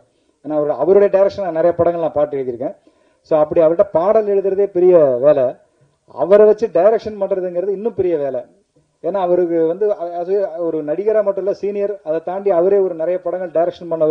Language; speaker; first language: Tamil; native; Tamil